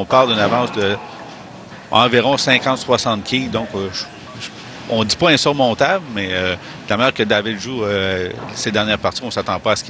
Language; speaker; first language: French; native; French